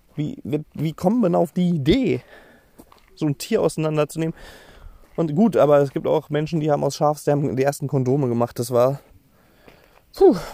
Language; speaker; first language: German; native; German